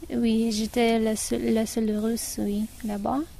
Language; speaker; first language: French; non-native, learner; Russian